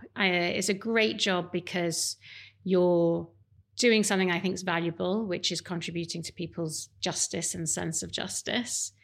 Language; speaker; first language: English; native; English